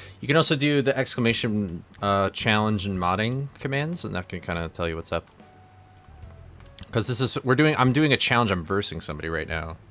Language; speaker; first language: English; native; English